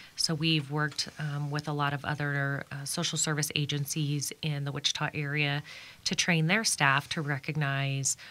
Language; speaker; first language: English; native; English